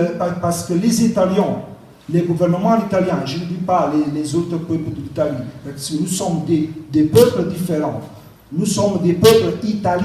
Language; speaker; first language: French; non-native, learner; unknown